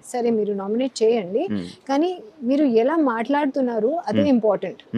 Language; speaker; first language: Telugu; non-native, learner; Hindi